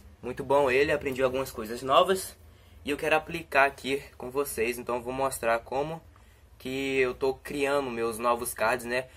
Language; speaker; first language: Portuguese; native; Portuguese